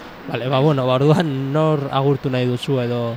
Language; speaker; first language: Basque; native; Basque